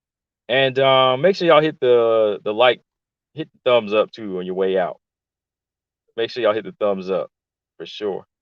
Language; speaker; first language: English; native; English